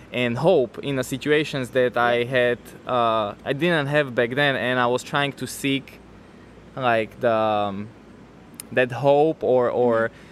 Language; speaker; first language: English; non-native, fluent; Slovak